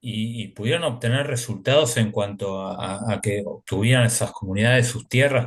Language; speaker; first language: Spanish; native; Spanish